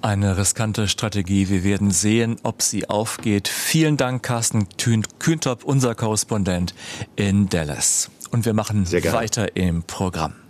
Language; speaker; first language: German; native; German